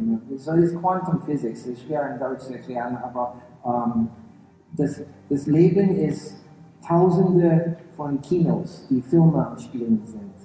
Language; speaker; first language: German; early bilingual, heritage; English